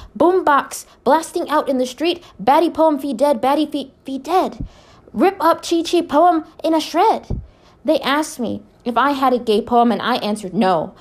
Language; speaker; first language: English; native; English